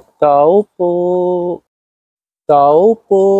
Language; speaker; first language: Filipino; non-native, learner; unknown